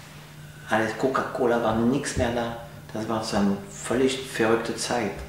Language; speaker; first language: German; non-native, fluent; French